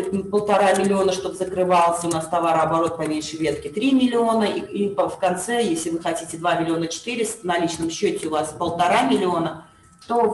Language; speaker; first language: Russian; native; Russian